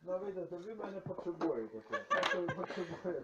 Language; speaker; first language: Polish; non-native, learner; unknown